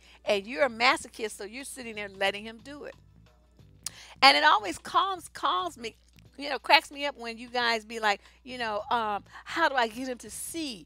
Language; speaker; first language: English; native; English